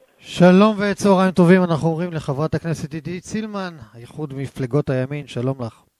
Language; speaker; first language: Hebrew; native; Hebrew